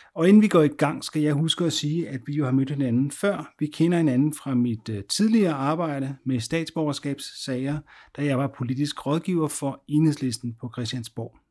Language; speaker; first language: Danish; native; Danish